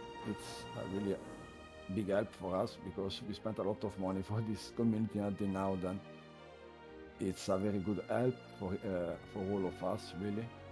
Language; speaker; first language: English; non-native, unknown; Italian